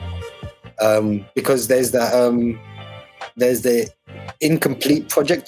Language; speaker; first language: English; native; English